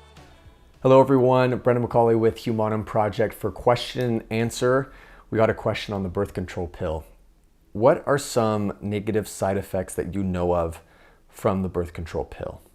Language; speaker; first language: English; native; English